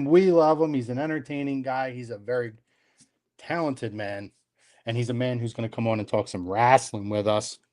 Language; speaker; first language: English; native; English